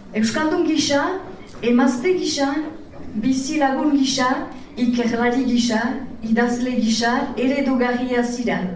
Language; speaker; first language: Basque; native; Basque